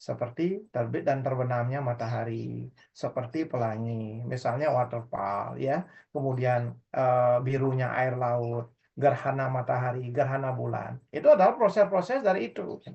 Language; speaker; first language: Indonesian; non-native, local second language; Balinese